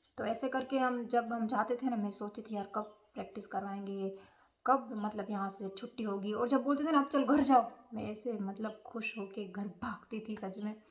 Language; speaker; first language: Hindi; non-native, local second language; Gujarati